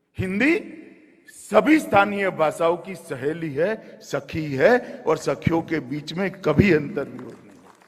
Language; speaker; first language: Hindi; non-native, local second language; Gujarati